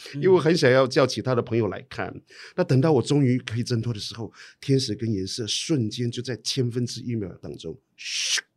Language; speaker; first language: Chinese; non-native, local second language; Amis